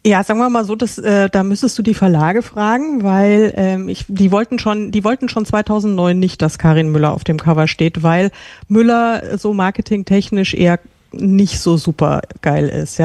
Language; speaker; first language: German; native; German